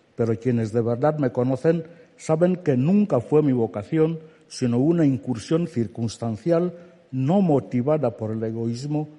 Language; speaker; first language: Spanish; non-native, local second language; Fang